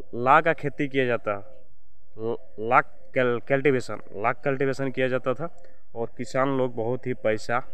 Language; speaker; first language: Hindi; non-native, local second language; Bangla